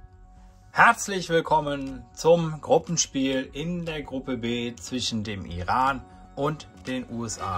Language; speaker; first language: German; native; German